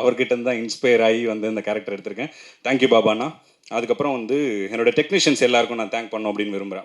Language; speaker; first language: Tamil; native; Tamil